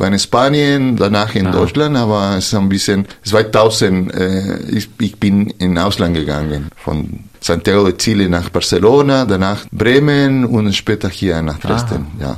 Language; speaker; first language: German; non-native, fluent; Spanish